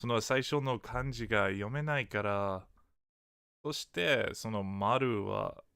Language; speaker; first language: Japanese; non-native, learner; English